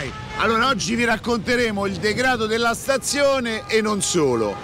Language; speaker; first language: Italian; native; Italian